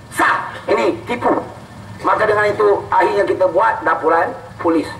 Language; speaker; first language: Malay; non-native, local second language; Chinese